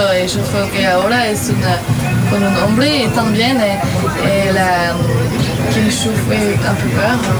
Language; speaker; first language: Spanish; non-native, learner; French